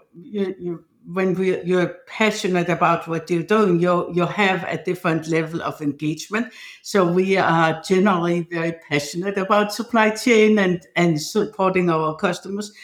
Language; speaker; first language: English; non-native, fluent; Danish